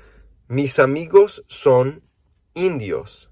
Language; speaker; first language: Spanish; non-native, fluent; English